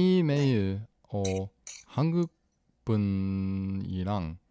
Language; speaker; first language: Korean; non-native, learner; English